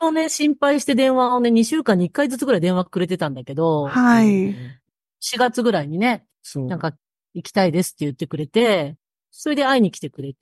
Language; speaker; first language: Japanese; native; Japanese